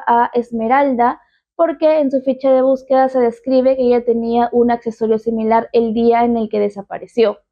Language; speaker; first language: Spanish; native; Spanish